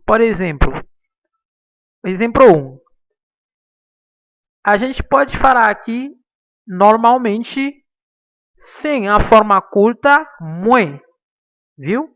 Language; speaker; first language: Portuguese; non-native, fluent; Haitian Creole